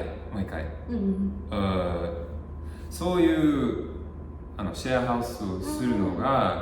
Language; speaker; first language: Japanese; non-native, learner; English